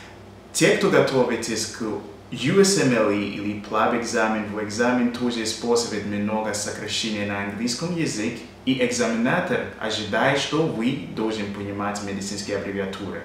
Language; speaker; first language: Russian; non-native, fluent; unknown